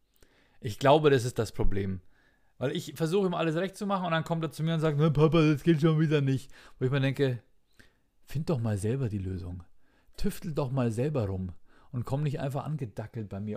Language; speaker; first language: German; native; German